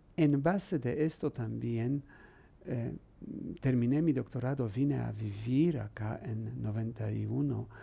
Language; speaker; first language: Spanish; non-native, fluent; Polish